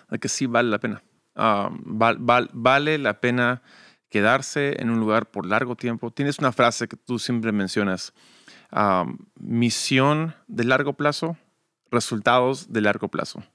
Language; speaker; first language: Spanish; early bilingual, other home language; English